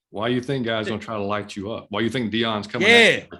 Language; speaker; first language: English; native; English